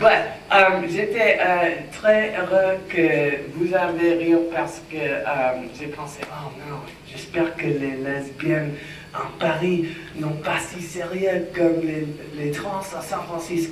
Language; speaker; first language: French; non-native, learner; English